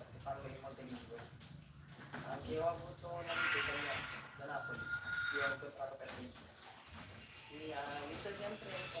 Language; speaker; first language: Italian; non-native, learner; Filipino